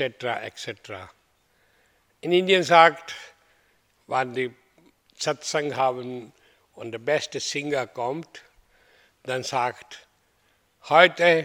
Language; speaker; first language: German; non-native, learner; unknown